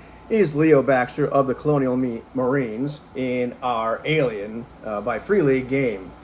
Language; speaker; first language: English; native; English